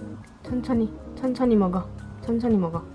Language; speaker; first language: Korean; non-native, fluent; Indonesian